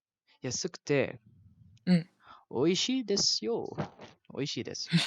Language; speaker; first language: Japanese; non-native, learner; Malay